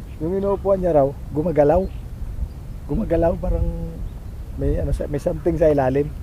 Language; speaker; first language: Filipino; native; Filipino